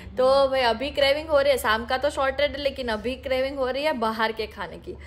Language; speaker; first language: Hindi; non-native, local second language; Gujarati